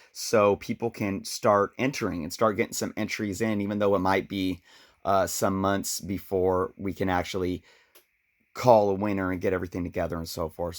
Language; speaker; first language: English; native; English